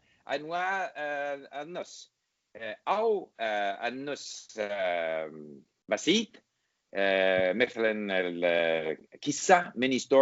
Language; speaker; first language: Arabic; non-native, learner; English